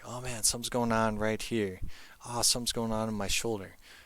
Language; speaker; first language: English; native; English